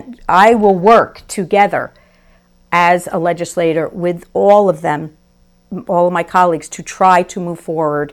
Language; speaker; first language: English; native; English